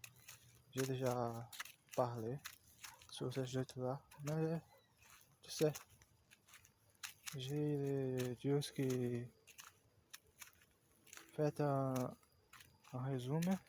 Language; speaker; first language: French; non-native, learner; Portuguese